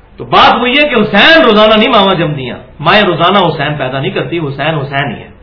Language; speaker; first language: Urdu; non-native, local second language; Punjabi